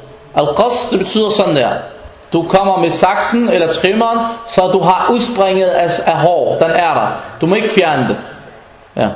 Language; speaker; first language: Danish; non-native, fluent; Arabic